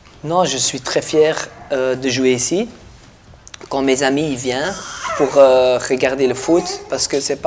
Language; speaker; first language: French; non-native, local second language; Dutch